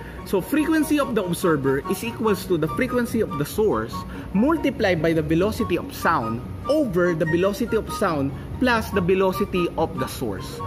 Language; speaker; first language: English; non-native, local second language; Filipino